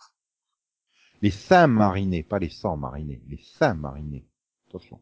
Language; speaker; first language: French; native; French